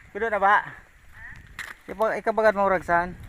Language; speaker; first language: Filipino; non-native, local second language; Bikol